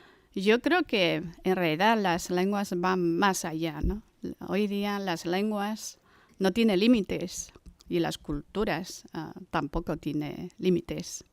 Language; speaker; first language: Spanish; non-native, fluent; Chinese